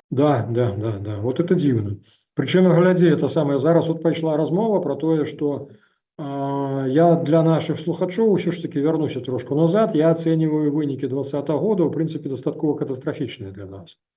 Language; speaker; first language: Belarusian; non-native, local second language; Russian